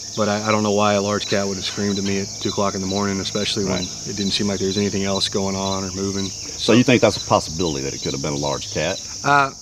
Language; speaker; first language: English; native; English